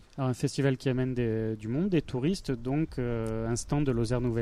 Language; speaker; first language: French; native; French